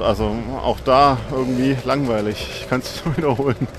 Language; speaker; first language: German; native; German